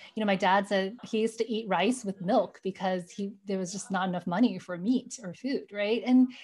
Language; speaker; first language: English; native; English